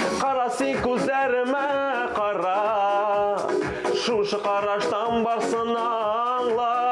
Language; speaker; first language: Tatar; early bilingual, other home language; Armenian